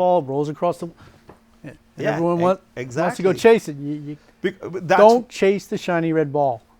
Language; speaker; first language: English; native; English